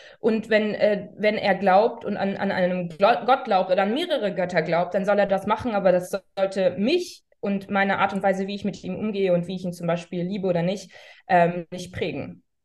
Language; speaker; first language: German; early bilingual, other home language; Persian